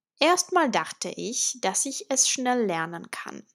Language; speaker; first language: German; non-native, fluent; Czech